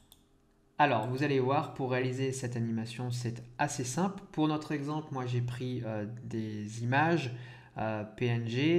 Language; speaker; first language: French; native; French